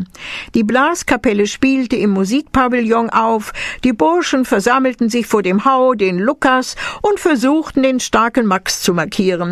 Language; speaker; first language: German; native; German